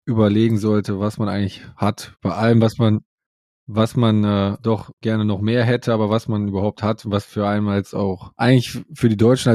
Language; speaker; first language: German; native; German